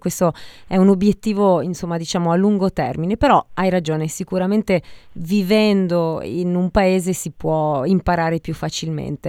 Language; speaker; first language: Italian; native; Italian